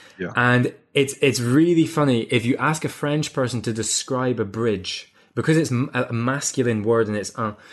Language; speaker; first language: English; native; English